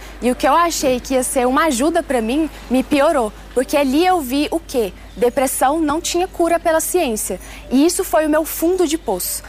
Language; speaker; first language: Portuguese; early bilingual, other home language; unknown